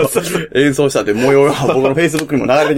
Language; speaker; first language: Japanese; native; Japanese